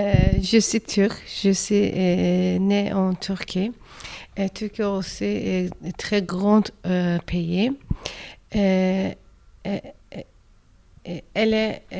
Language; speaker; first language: French; non-native, learner; Turkish